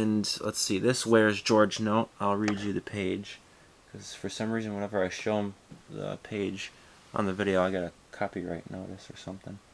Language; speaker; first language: English; native; English